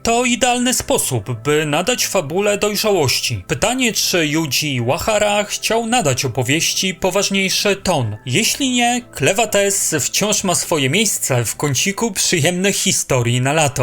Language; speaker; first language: Polish; native; Polish